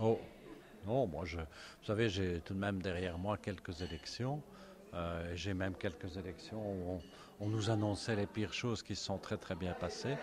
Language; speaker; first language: French; native; French